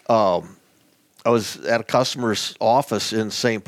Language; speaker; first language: English; native; English